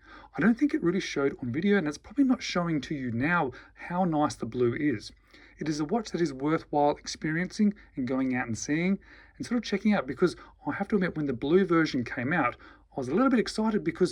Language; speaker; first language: English; native; English